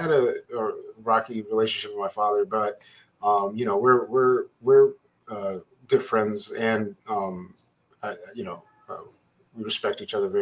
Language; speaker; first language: English; native; English